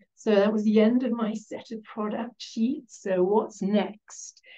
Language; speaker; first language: English; native; English